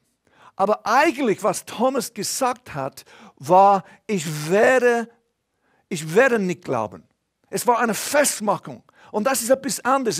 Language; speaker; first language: German; non-native, fluent; English